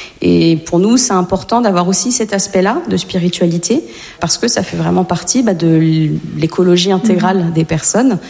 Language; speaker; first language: French; native; French